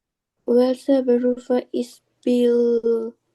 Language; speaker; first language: German; non-native, learner; Indonesian